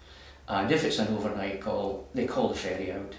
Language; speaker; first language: English; native; English